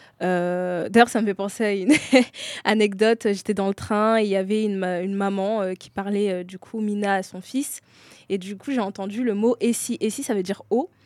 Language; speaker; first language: French; early bilingual, other home language; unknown